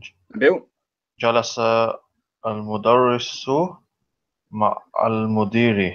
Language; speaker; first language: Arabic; non-native, learner; English